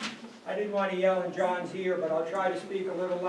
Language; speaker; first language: English; native; English